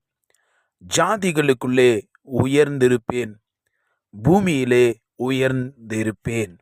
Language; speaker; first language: Tamil; native; Tamil